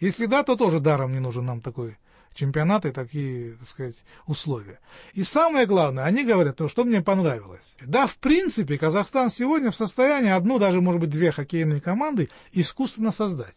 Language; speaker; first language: Russian; native; Russian